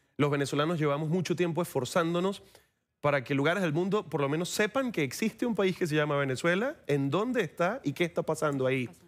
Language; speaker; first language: Spanish; native; Spanish